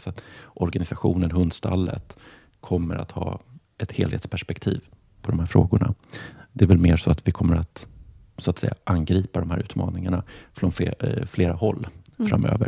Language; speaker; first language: Swedish; native; Swedish